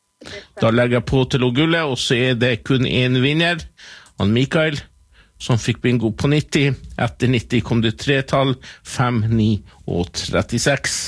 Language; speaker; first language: Norwegian; native; Norwegian